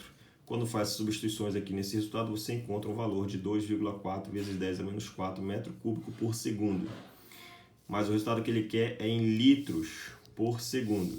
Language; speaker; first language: Portuguese; native; Portuguese